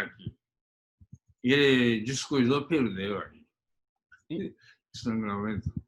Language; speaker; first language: Portuguese; early bilingual, other home language; Japanese